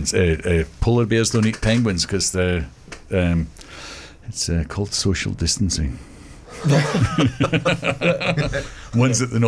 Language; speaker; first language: English; native; English